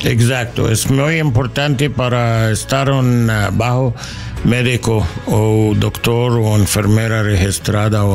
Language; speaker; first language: Spanish; non-native, learner; English